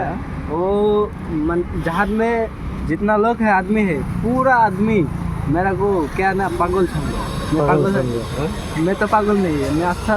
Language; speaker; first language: Hindi; non-native, local second language; Bangla